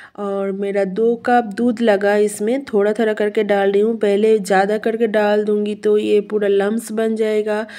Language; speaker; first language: Hindi; non-native, local second language; Bangla